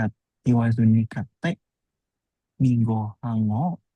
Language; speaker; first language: Japanese; non-native, learner; Indonesian